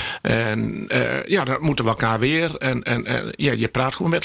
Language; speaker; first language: Dutch; native; Dutch